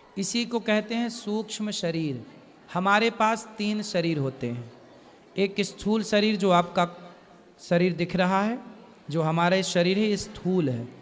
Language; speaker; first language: Hindi; native; Hindi